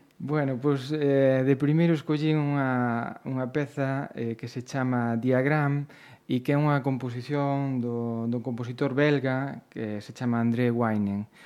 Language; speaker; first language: Galician; native; Galician